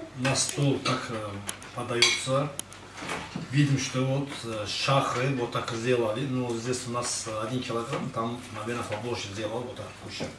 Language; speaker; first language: Russian; non-native, local second language; Azerbaijani